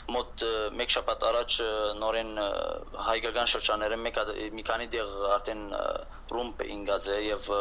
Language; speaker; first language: Armenian; native; Armenian